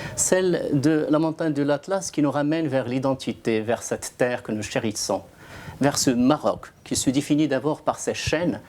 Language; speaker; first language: French; non-native, local second language; Arabic